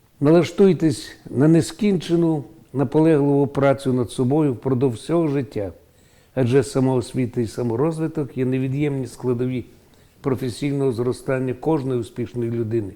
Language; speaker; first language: Ukrainian; native; Ukrainian